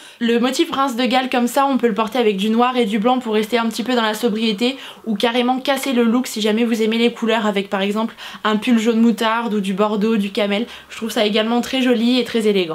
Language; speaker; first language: French; native; French